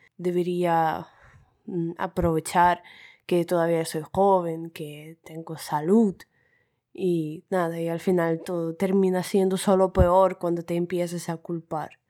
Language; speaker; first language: Spanish; non-native, fluent; Russian